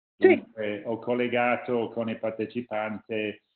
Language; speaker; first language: Italian; non-native, fluent; English